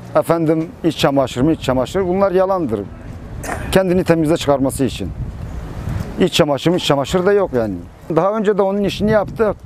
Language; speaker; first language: Turkish; non-native, local second language; Kurdish